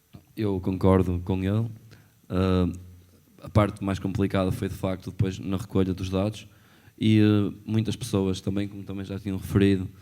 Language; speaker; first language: Portuguese; native; Portuguese